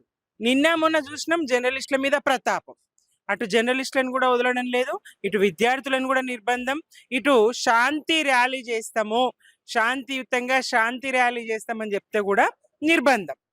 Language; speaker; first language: Telugu; native; Telugu